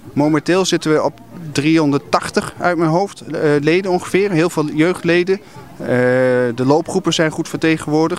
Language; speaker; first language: Dutch; native; Dutch